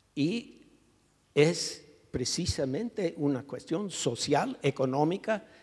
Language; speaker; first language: Spanish; non-native, fluent; English